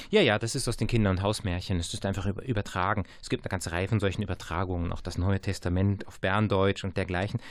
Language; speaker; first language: German; native; German